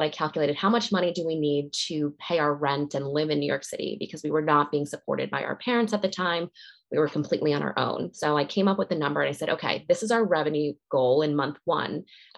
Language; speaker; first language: English; native; English